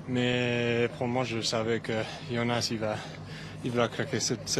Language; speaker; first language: French; non-native, fluent; English